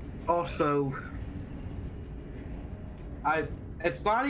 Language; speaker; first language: English; native; English